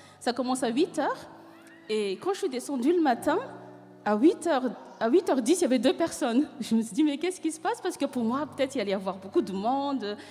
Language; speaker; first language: French; non-native, local second language; Malagasy